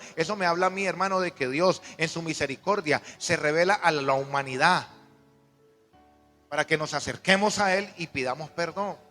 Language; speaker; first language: Spanish; native; Spanish